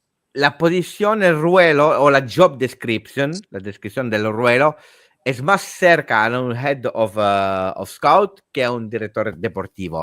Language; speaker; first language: Spanish; non-native, fluent; Italian